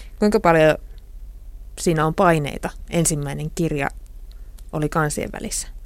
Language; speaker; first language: Finnish; native; Finnish